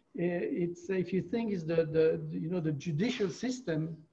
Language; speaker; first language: English; non-native, fluent; French